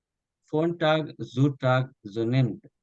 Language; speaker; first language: German; non-native, learner; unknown